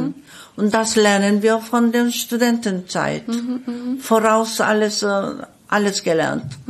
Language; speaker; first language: German; non-native, fluent; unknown